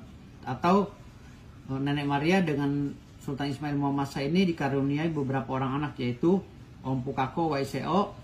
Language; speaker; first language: Indonesian; native; Indonesian